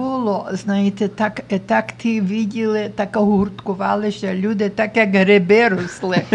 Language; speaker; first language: Ukrainian; early bilingual, heritage; Ukrainian